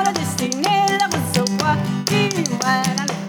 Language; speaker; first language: English; early bilingual, other home language; French